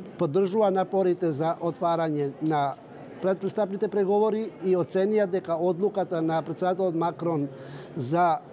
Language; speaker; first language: Macedonian; non-native, local second language; Albanian